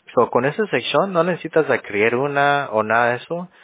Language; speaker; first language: Spanish; native; Spanish